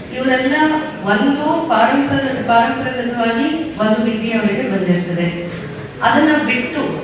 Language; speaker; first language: Kannada; native; Kannada